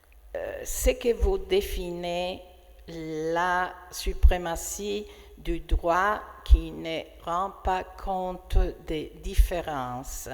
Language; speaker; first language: French; non-native, fluent; Italian